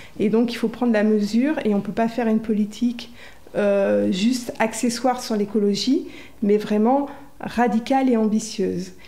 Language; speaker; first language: French; native; French